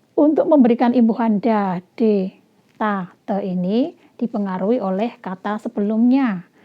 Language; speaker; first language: Indonesian; native; Indonesian